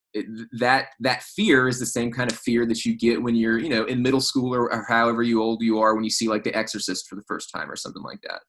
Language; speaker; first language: English; native; English